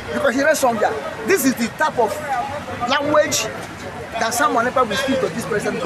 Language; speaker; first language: English; non-native, local second language; Igbo